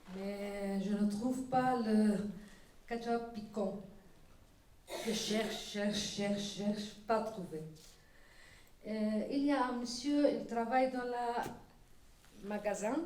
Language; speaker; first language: French; non-native, learner; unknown